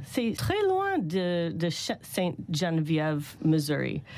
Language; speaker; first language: French; non-native, learner; English